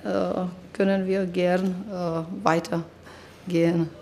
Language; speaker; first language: German; non-native, fluent; Czech